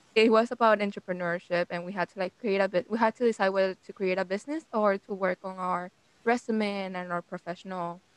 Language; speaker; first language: English; non-native, fluent; Spanish